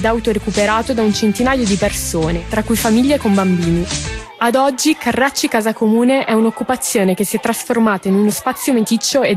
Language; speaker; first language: Italian; native; Italian